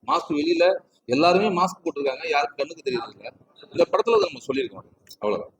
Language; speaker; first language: Tamil; native; Tamil